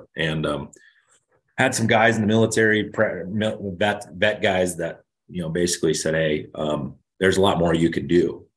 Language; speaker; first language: English; native; English